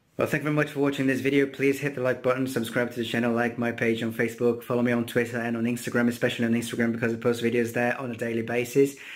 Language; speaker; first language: English; non-native, fluent; Portuguese